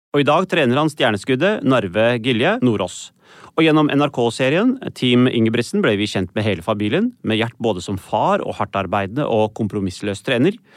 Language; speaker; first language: Norwegian; early bilingual, other home language; Urdu